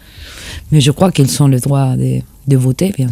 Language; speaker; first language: French; non-native, fluent; Spanish